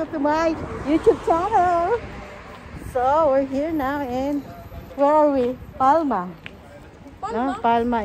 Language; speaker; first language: English; non-native, local second language; Filipino